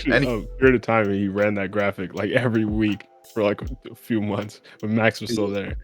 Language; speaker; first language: English; native; English